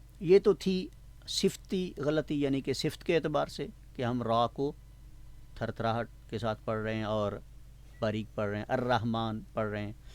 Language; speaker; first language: Urdu; non-native, local second language; Punjabi